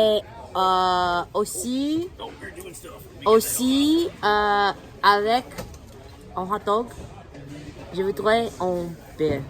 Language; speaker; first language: French; non-native, learner; English